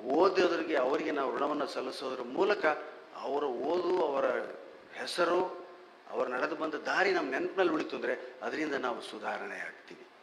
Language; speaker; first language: Kannada; native; Kannada